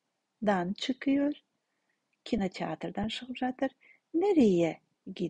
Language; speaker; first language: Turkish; non-native, fluent; Kazakh